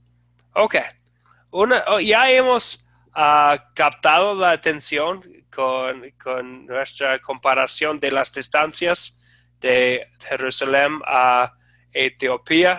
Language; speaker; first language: Spanish; non-native, fluent; English